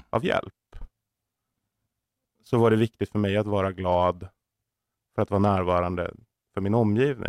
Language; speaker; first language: Swedish; native; Swedish